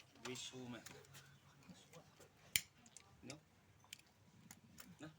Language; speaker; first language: English; non-native, learner; Chinese